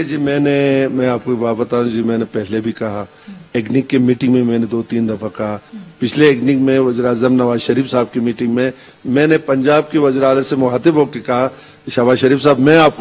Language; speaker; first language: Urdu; non-native, local second language; Balti